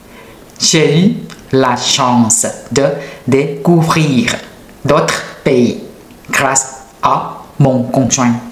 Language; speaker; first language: French; non-native, learner; Thai